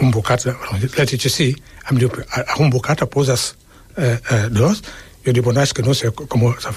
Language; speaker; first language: Catalan; non-native, fluent; Wolof